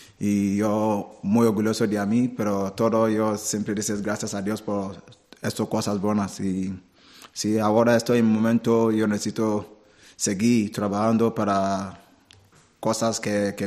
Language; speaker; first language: Spanish; non-native, learner; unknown